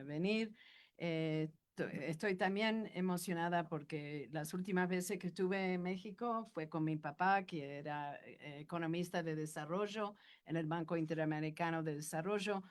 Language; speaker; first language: Spanish; non-native, fluent; English